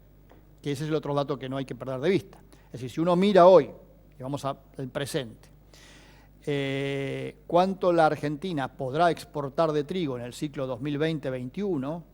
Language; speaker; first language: Spanish; native; Spanish